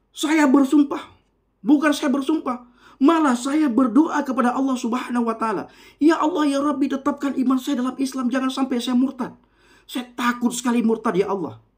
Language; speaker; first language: Indonesian; non-native, local second language; Achinese